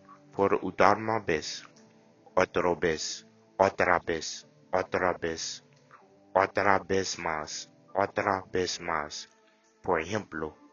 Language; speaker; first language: Spanish; non-native, learner; English